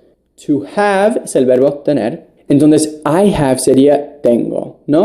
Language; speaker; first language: Spanish; non-native, fluent; English